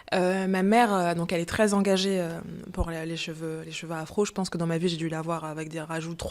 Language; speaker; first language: French; early bilingual, other home language; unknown